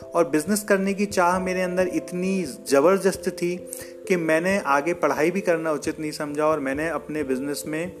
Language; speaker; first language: Hindi; native; Hindi